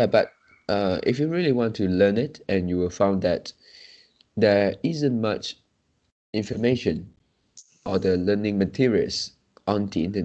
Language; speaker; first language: English; non-native, local second language; Chinese